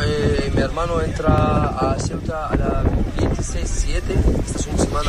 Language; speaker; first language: Spanish; non-native, learner; Arabic